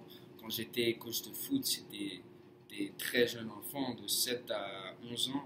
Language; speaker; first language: French; non-native, fluent; English